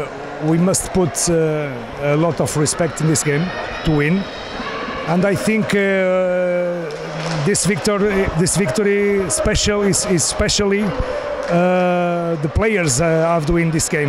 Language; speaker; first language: English; non-native, learner; Portuguese